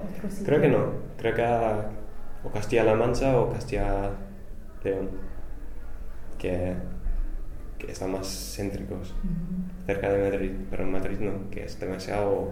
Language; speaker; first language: Spanish; non-native, fluent; English